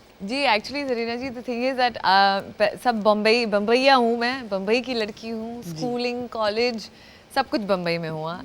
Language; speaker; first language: Hindi; non-native, local second language; Gujarati